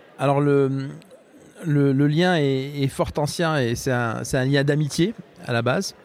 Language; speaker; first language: French; non-native, local second language; Arabic